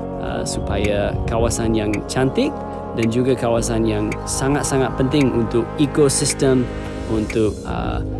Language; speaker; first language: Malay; non-native, fluent; English